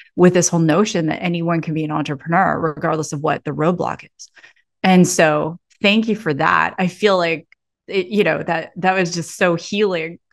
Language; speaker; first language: English; native; English